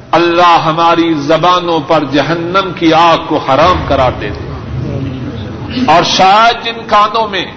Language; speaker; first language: Urdu; non-native, local second language; Punjabi